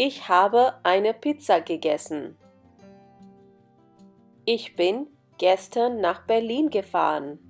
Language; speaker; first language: German; non-native, fluent; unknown